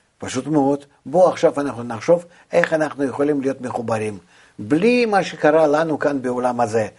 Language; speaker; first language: Hebrew; non-native, fluent; Russian